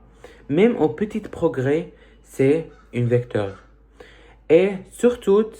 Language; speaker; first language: French; early bilingual, other home language; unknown